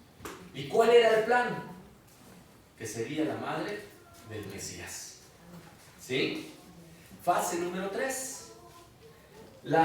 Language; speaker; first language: Spanish; native; Spanish